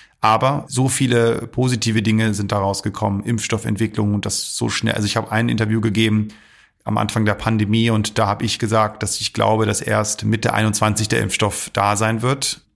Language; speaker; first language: German; early bilingual, other home language; Arabic